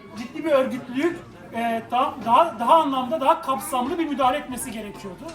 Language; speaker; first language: Turkish; non-native, local second language; Kurdish